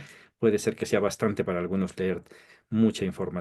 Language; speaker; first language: Spanish; native; Spanish